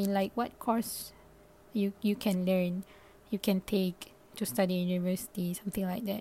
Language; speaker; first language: English; non-native, local second language; Malay